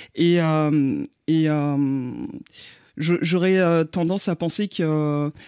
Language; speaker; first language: French; native; French